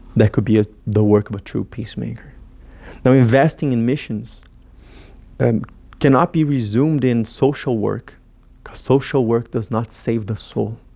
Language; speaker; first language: English; non-native, fluent; Portuguese